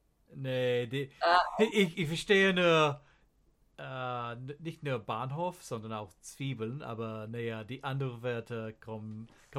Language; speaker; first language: German; non-native, learner; English